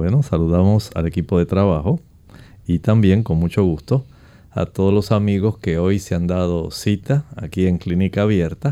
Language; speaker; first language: Spanish; native; Spanish